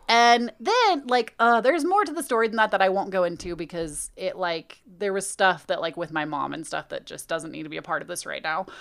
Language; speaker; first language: English; native; English